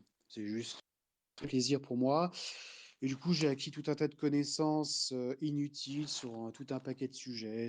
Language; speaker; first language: French; native; French